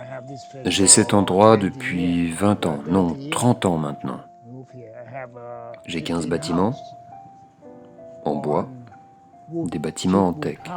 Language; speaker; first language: French; non-native, learner; Thai